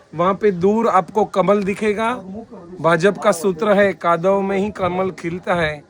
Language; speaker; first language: Hindi; non-native, local second language; Gujarati